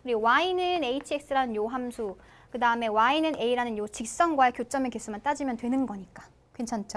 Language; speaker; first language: Korean; native; Korean